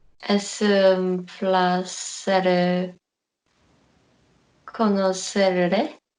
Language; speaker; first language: Spanish; non-native, learner; Korean